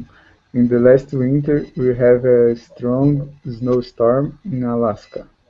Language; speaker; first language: English; non-native, learner; Portuguese